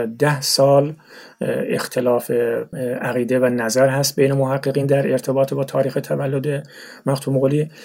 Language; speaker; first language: Persian; non-native, local second language; Turkmen